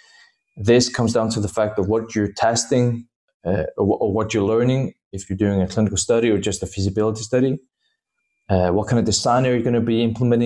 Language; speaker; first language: English; non-native, fluent; Danish